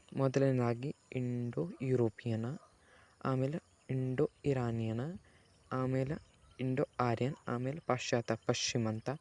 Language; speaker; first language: Kannada; non-native, local second language; Lambadi